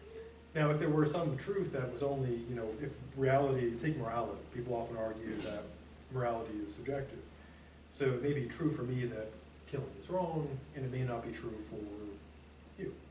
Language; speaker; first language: English; native; English